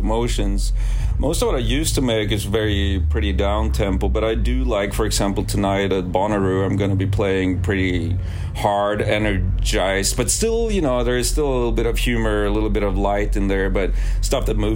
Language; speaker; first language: English; non-native, fluent; Swedish